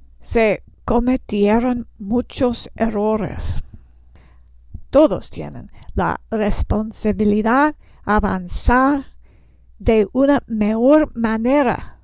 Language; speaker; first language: Spanish; non-native, learner; English